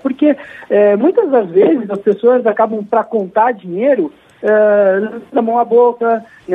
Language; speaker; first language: Portuguese; native; Portuguese